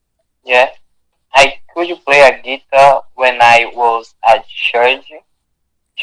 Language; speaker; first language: English; non-native, learner; Portuguese